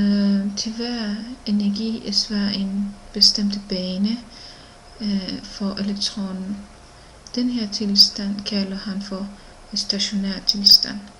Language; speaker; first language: Danish; non-native, learner; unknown